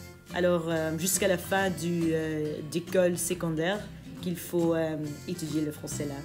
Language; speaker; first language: French; non-native, local second language; Dutch